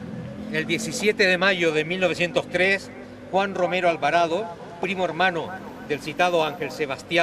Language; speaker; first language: Spanish; native; Spanish